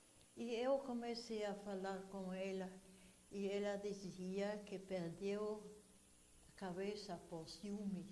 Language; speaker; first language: Portuguese; non-native, fluent; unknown